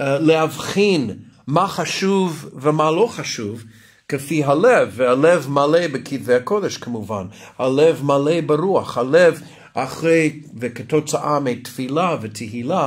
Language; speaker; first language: Hebrew; non-native, fluent; English